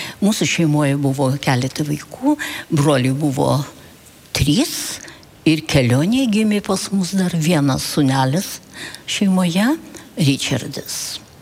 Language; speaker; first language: Lithuanian; early bilingual, heritage; Lithuanian